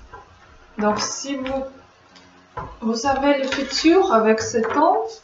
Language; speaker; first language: French; non-native, learner; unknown